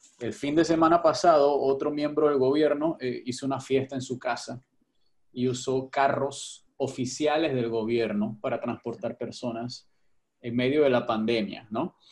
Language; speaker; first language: Spanish; native; Spanish